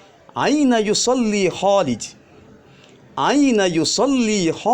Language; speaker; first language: Arabic; non-native, fluent; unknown